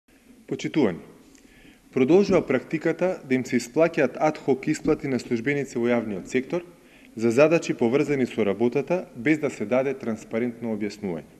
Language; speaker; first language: Macedonian; native; Macedonian